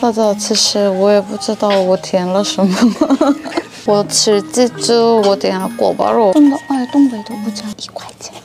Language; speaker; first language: Chinese; non-native, fluent; Korean